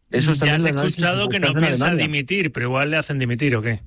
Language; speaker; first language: Spanish; native; Spanish